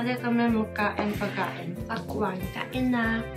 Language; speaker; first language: Filipino; non-native, learner; English